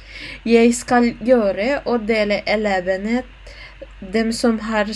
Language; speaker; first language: Norwegian; non-native, learner; Filipino